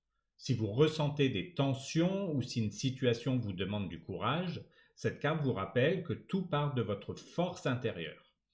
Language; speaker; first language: French; native; French